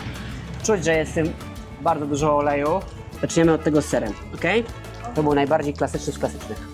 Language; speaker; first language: Polish; native; Polish